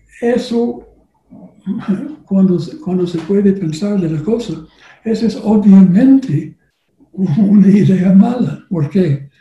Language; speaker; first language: Spanish; non-native, learner; English